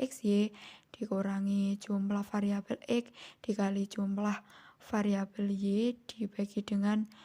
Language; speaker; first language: Indonesian; native; Indonesian